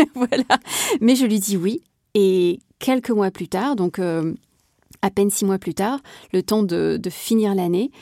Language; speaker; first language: French; native; French